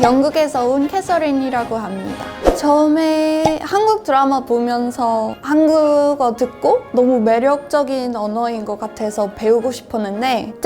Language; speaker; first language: Korean; non-native, fluent; English